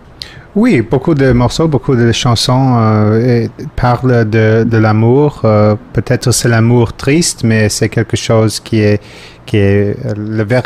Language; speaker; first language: French; non-native, learner; English